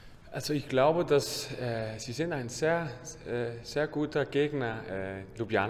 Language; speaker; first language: German; non-native, learner; English